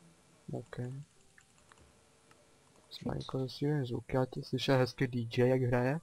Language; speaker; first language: Czech; native; Czech